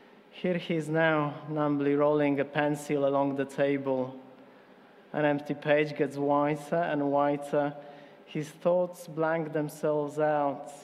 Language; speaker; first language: English; non-native, fluent; Polish